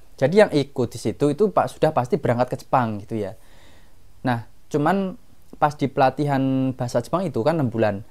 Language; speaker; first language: Indonesian; non-native, local second language; Javanese